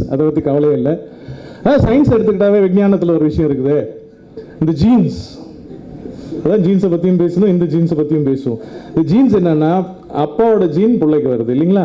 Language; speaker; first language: Tamil; native; Tamil